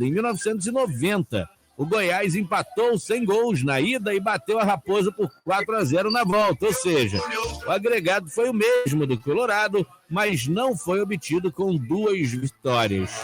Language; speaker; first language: Portuguese; native; Portuguese